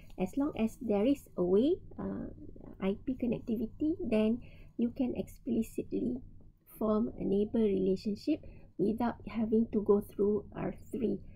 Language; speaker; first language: English; non-native, local second language; Malay